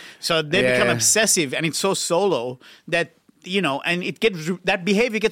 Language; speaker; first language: English; non-native, local second language; Sinhala